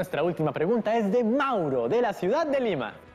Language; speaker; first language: Spanish; native; Spanish